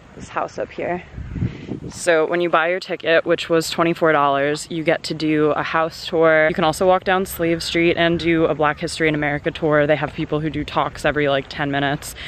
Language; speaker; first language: English; native; English